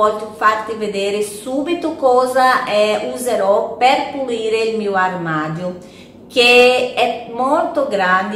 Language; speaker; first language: Italian; non-native, fluent; Portuguese